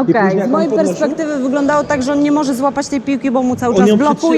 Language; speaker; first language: Polish; native; Polish